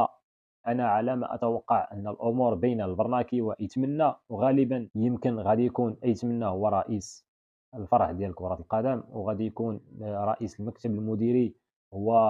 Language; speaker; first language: Arabic; native; Arabic